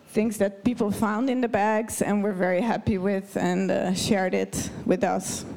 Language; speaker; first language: English; non-native, fluent; Dutch